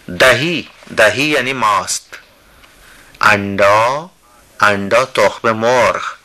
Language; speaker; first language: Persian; non-native, fluent; Hindi